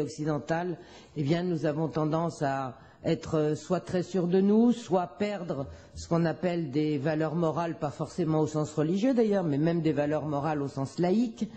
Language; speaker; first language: French; native; French